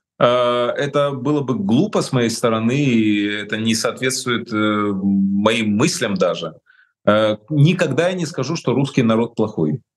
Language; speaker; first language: Russian; native; Russian